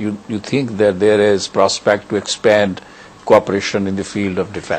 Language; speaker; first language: English; non-native, local second language; Urdu